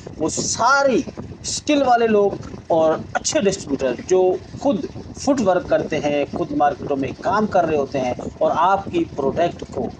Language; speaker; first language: Urdu; native; Urdu